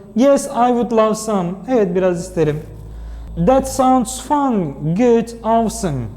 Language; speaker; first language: English; non-native, fluent; Turkish